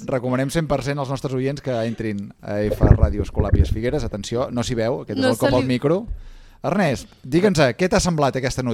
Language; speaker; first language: Catalan; native; Catalan